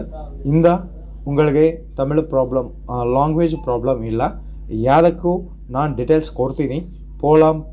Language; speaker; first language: Tamil; non-native, learner; Kannada